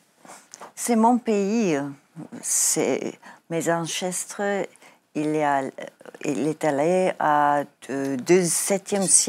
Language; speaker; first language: French; non-native, learner; Afrikaans